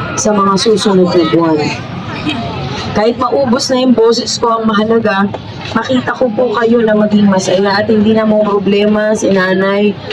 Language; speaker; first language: Filipino; native; Filipino